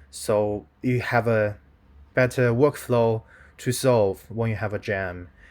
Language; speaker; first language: English; non-native, fluent; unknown